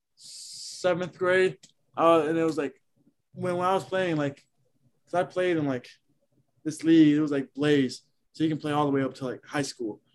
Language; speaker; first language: English; non-native, fluent; Haitian Creole